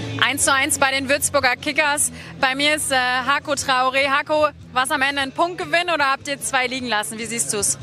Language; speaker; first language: German; native; German